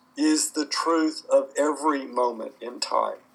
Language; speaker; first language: English; native; English